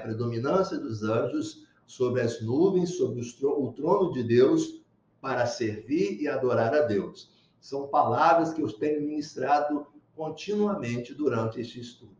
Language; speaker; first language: Portuguese; native; Portuguese